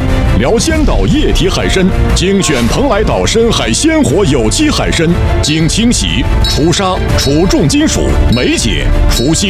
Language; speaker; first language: Chinese; native; Chinese